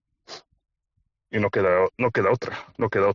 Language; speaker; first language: Spanish; non-native, fluent; Bulgarian